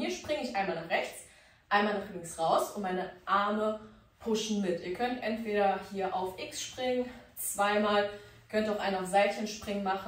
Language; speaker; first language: German; native; German